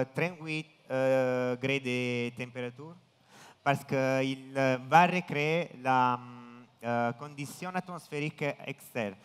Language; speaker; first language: French; non-native, learner; Italian